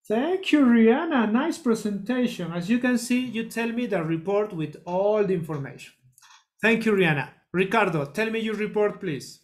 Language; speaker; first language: English; non-native, learner; Spanish